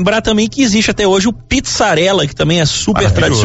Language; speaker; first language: Portuguese; native; Portuguese